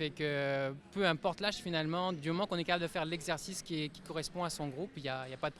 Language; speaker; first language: French; native; French